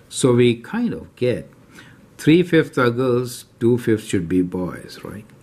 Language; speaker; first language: English; non-native, local second language; Hindi